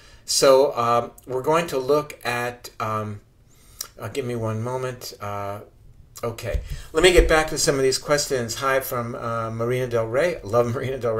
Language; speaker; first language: English; native; English